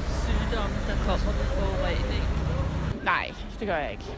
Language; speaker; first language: Danish; native; Danish